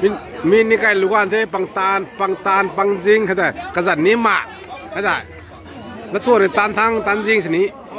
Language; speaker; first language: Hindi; non-native, local second language; Rongmei Naga